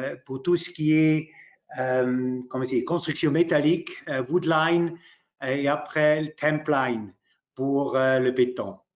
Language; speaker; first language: French; non-native, local second language; German